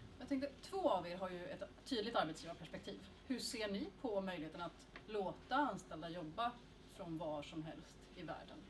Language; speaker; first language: Swedish; native; Swedish